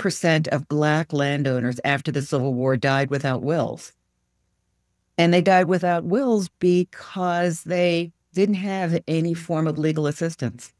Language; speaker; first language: English; native; English